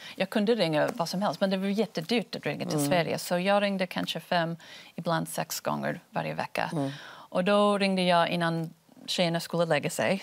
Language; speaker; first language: Swedish; non-native, fluent; Spanish